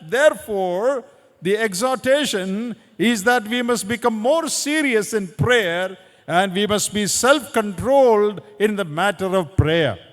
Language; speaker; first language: English; non-native, local second language; Malayalam